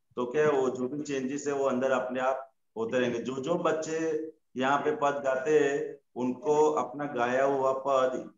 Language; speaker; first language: Hindi; non-native, local second language; Gujarati